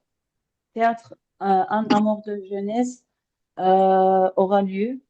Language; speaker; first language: French; non-native, learner; Azerbaijani